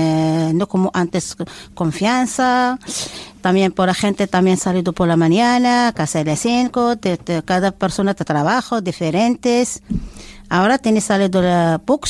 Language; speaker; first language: Spanish; non-native, learner; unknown